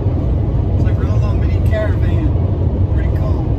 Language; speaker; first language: English; native; English